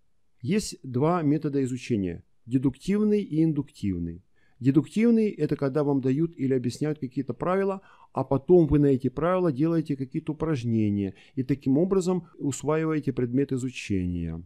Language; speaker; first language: Russian; native; Russian